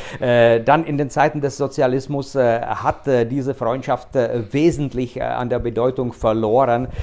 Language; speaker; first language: German; non-native, fluent; Czech